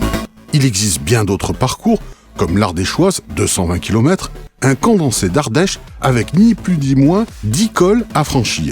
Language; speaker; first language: French; native; French